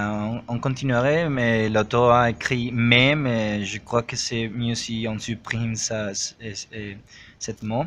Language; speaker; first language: French; non-native, learner; Spanish